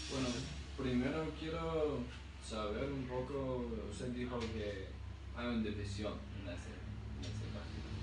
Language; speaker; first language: Spanish; non-native, learner; English